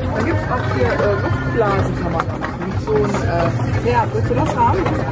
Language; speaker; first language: German; native; German